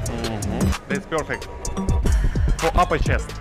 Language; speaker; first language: English; non-native, learner; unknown